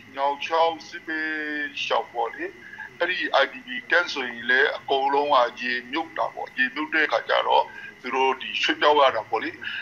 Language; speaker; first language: Burmese; native; Burmese